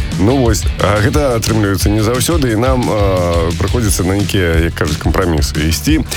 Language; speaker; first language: Belarusian; non-native, local second language; Russian